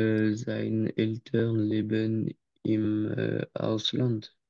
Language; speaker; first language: German; non-native, learner; French